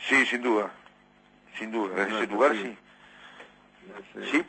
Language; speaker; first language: Spanish; native; Spanish